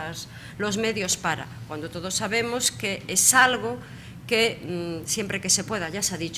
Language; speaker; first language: Spanish; native; Spanish